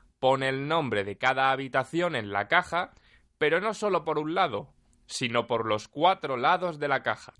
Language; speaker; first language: Spanish; native; Spanish